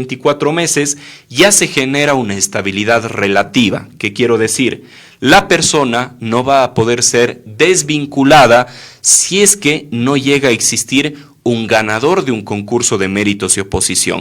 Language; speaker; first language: Spanish; native; Spanish